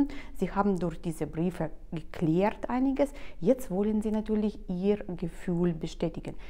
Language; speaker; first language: German; non-native, fluent; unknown